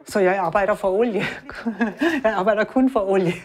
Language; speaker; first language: Danish; non-native, learner; German